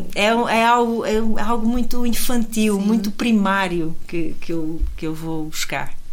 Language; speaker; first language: Portuguese; native; Portuguese